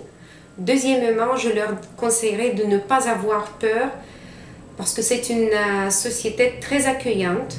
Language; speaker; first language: French; non-native, fluent; Romanian